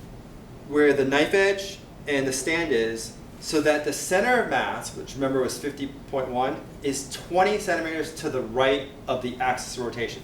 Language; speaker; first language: English; native; English